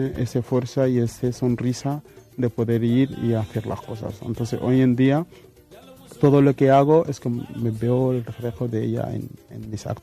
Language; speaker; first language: Spanish; non-native, fluent; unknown